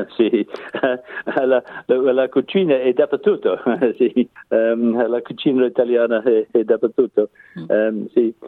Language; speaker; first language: Italian; non-native, learner; English